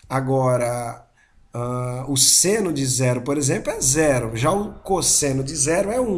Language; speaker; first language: Portuguese; native; Portuguese